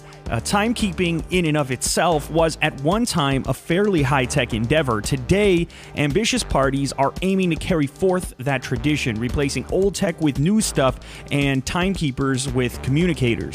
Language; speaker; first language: English; native; English